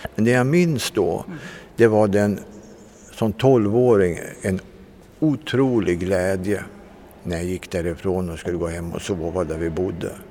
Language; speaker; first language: Swedish; native; Swedish